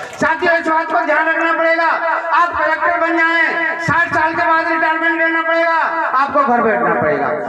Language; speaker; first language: Hindi; native; Hindi